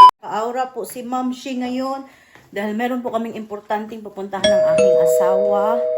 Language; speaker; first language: Filipino; native; Filipino